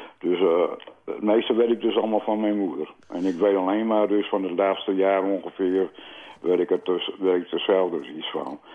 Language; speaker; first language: Dutch; early bilingual, other home language; English